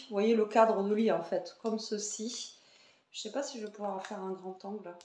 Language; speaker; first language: French; native; French